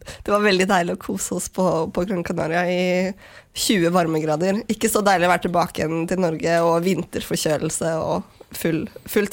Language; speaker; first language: Norwegian; native; Norwegian